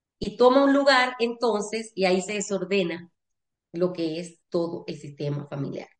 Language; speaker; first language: Spanish; native; Spanish